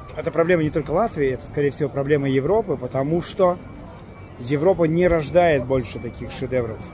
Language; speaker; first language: Russian; native; Russian